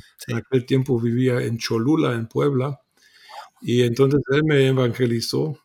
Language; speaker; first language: Spanish; non-native, fluent; German